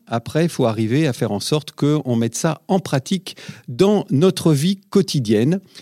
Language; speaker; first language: French; native; French